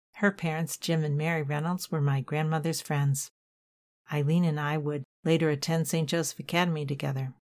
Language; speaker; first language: English; native; English